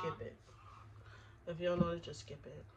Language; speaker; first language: English; native; English